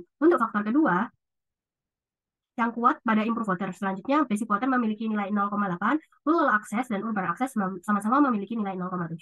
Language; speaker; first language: Indonesian; native; Indonesian